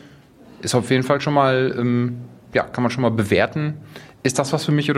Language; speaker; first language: German; native; German